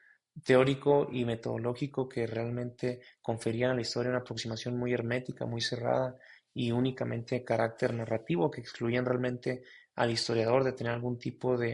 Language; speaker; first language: Spanish; native; Spanish